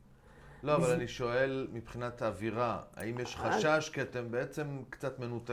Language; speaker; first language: Hebrew; native; Hebrew